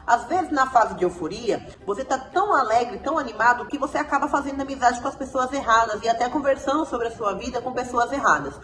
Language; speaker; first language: Portuguese; native; Portuguese